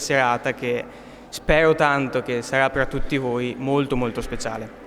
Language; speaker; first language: Italian; native; Italian